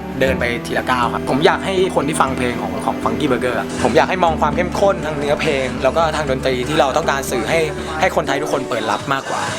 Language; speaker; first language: Thai; native; Thai